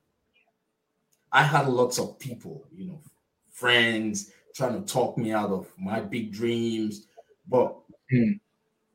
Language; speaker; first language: English; non-native, local second language; Igbo